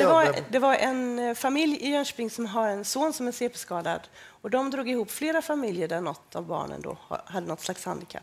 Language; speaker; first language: Swedish; native; Swedish